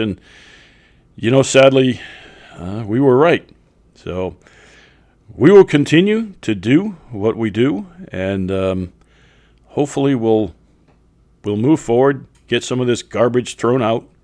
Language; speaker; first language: English; native; English